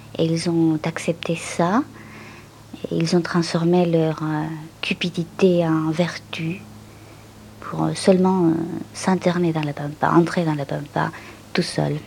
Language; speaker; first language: French; non-native, fluent; Spanish